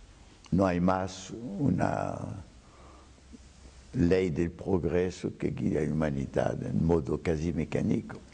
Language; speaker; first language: Spanish; non-native, fluent; French